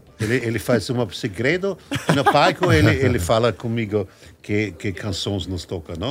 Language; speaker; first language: Portuguese; non-native, learner; German